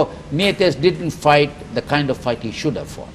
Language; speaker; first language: English; non-native, local second language; Filipino